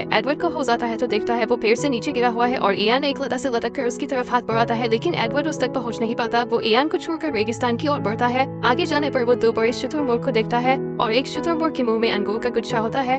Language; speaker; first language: Hindi; native; Hindi